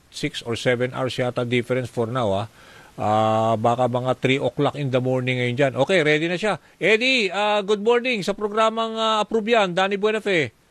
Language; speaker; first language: Filipino; native; Filipino